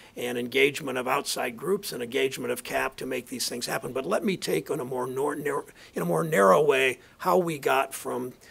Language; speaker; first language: English; native; English